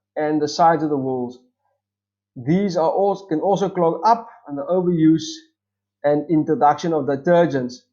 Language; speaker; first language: English; non-native, local second language; Afrikaans